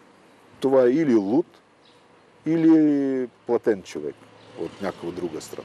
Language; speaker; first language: Bulgarian; non-native, fluent; Russian